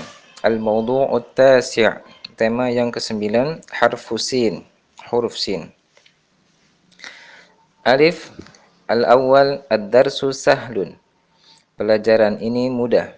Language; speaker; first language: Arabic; non-native, fluent; Indonesian